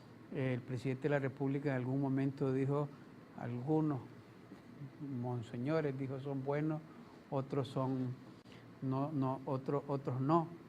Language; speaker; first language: Spanish; native; Spanish